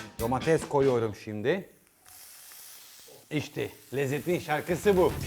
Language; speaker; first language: Turkish; non-native, learner; Italian